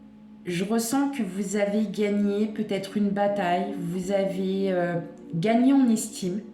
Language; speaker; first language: French; native; French